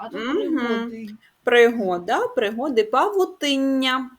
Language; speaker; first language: Ukrainian; native; Ukrainian